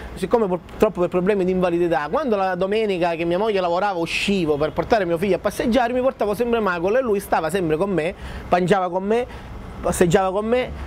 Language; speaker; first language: Italian; native; Italian